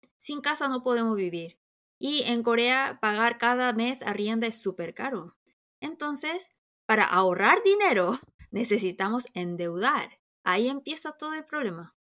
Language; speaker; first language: Spanish; early bilingual, other home language; Korean